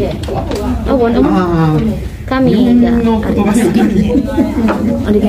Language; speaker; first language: Japanese; non-native, learner; Filipino